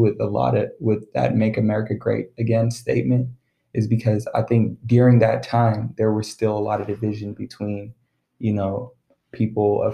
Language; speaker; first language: English; early bilingual, other home language; Arabic